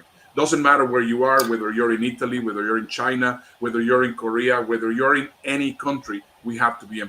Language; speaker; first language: English; non-native, fluent; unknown